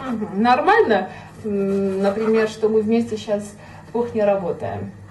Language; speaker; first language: Russian; non-native, fluent; Armenian